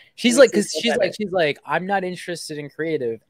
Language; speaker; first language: English; native; English